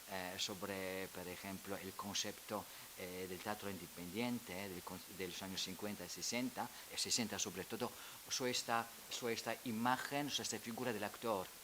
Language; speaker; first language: Spanish; non-native, fluent; Polish